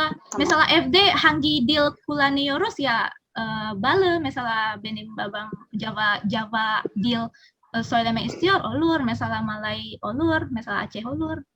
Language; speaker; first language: Turkish; non-native, learner; Indonesian